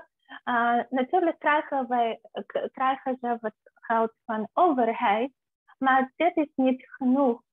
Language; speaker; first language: Dutch; non-native, fluent; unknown